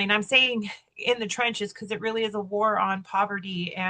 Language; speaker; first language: English; native; English